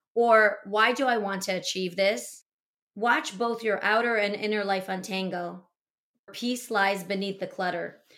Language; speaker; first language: English; early bilingual, other home language; Russian